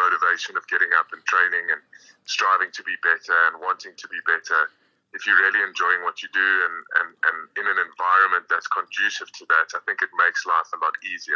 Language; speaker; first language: English; native; English